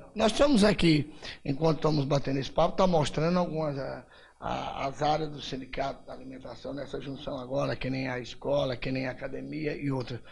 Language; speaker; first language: Portuguese; native; Portuguese